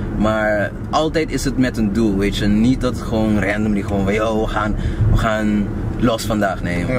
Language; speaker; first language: Dutch; non-native, local second language; Papiamento